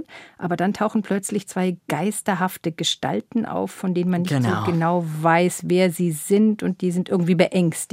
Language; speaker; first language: German; native; German